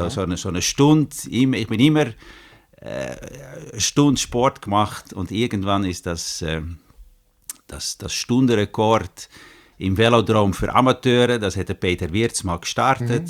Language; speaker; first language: German; non-native, fluent; Dutch